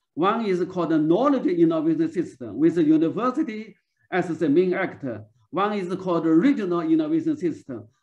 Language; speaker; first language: English; non-native, learner; Chinese